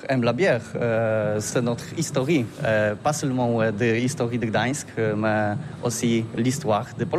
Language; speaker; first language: French; non-native, learner; Polish